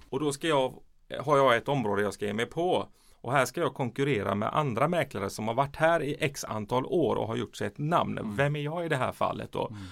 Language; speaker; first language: Swedish; early bilingual, other home language; Persian